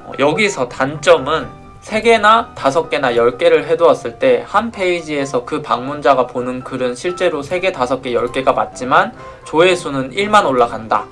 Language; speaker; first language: Korean; native; Korean